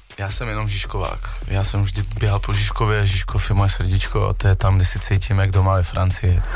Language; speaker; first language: Czech; early bilingual, other home language; French